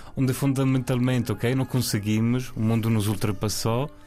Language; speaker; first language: Portuguese; non-native, fluent; Italian